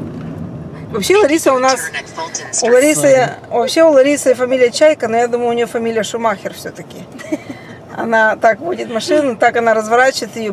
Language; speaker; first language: Russian; native; Russian